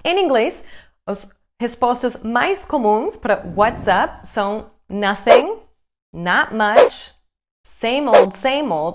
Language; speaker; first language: Portuguese; non-native, fluent; English